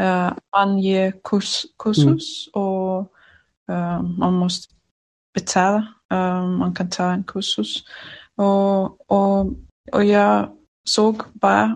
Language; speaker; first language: Danish; non-native, learner; Swedish